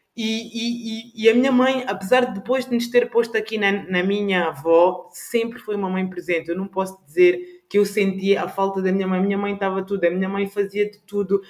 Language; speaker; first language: Portuguese; native; Portuguese